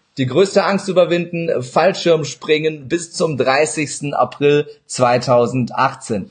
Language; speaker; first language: German; early bilingual, other home language; Turkish